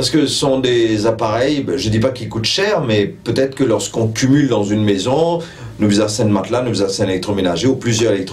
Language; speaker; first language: French; non-native, local second language; Morisyen